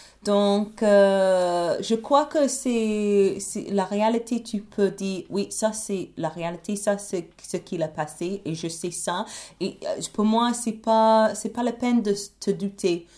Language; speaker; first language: French; non-native, learner; English